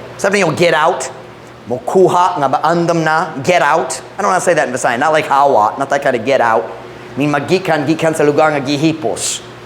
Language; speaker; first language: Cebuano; non-native, fluent; English